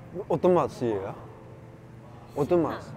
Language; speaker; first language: Korean; non-native, fluent; Cantonese